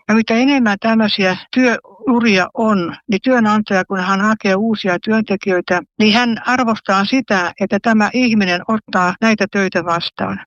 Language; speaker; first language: Finnish; native; Finnish